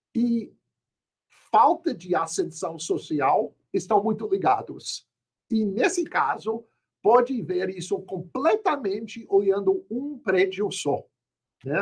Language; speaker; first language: Portuguese; non-native, fluent; English